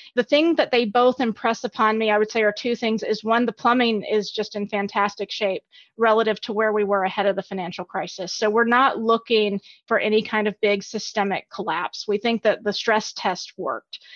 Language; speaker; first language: English; native; English